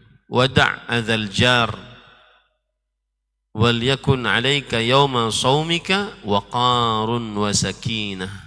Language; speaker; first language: Arabic; non-native, fluent; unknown